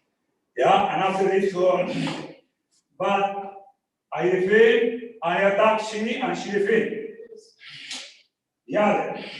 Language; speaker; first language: English; non-native, learner; Spanish